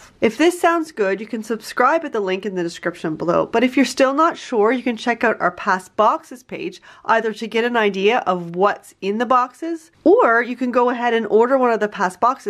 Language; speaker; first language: English; native; English